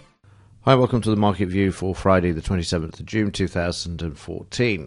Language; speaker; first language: English; native; English